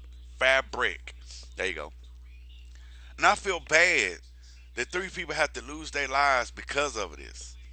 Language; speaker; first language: English; native; English